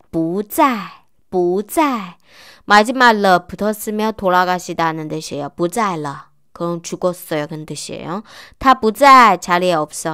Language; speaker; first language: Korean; non-native, fluent; Chinese